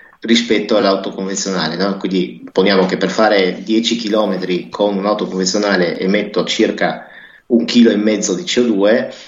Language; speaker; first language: Italian; native; Italian